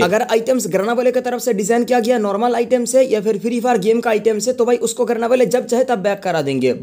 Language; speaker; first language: Hindi; non-native, local second language; Bangla